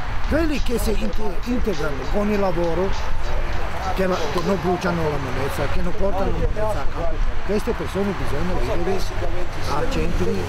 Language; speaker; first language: Italian; non-native, learner; Romany